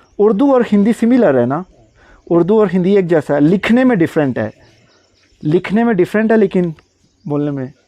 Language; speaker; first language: Urdu; non-native, local second language; Punjabi